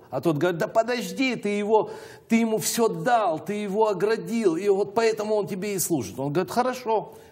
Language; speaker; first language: Russian; native; Russian